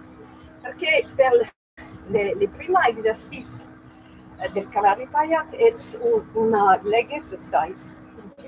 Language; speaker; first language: Italian; non-native, learner; French